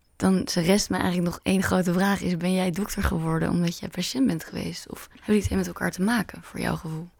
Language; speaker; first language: Dutch; native; Dutch